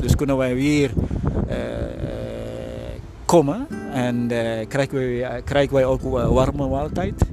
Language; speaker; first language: Dutch; non-native, fluent; Indonesian